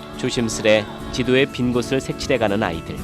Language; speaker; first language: Korean; native; Korean